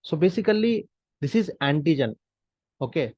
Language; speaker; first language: English; non-native, local second language; Hindi